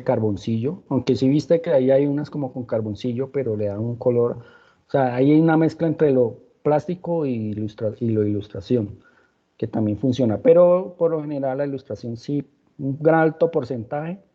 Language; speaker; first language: Spanish; native; Spanish